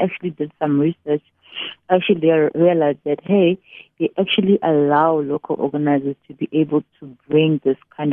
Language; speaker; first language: English; non-native, local second language; Xhosa